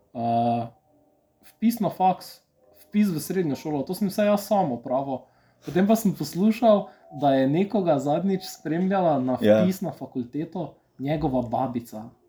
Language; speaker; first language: Slovenian; early bilingual, other home language; Serbian